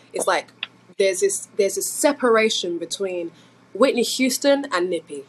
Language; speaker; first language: English; native; English